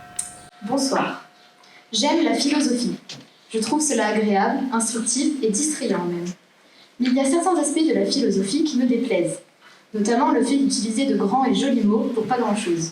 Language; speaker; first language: French; native; French